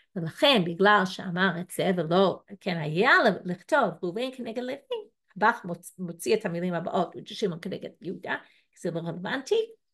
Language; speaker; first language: Hebrew; non-native, fluent; English